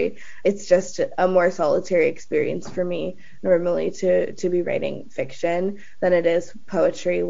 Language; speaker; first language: English; native; English